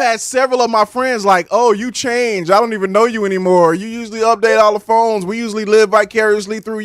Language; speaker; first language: English; native; English